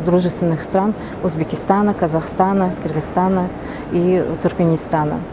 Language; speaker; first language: Russian; non-native, local second language; Tajik